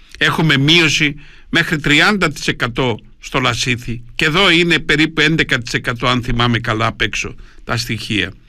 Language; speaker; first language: Greek; native; Greek